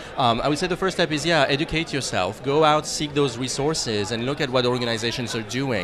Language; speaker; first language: English; non-native, fluent; French